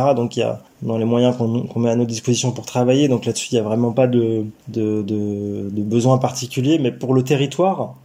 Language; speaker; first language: French; native; French